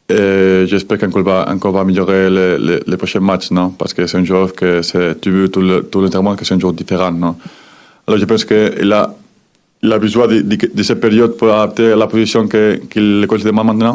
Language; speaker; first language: French; non-native, fluent; Spanish